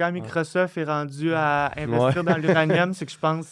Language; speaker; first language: French; native; French